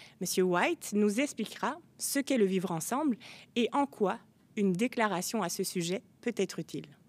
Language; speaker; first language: French; native; French